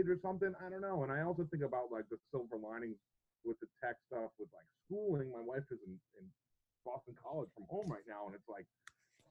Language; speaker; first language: English; native; English